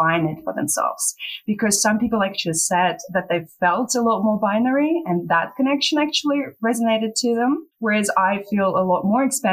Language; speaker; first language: English; non-native, fluent; Russian